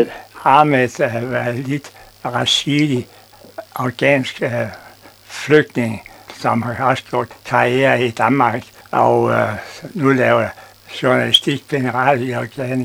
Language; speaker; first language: Danish; non-native, fluent; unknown